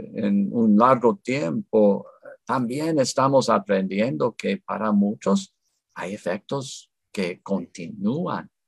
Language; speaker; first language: Spanish; non-native, fluent; English